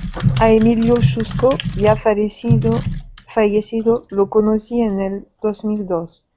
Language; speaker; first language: Spanish; non-native, learner; French